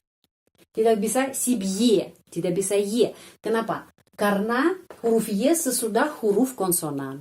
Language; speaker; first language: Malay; non-native, fluent; Russian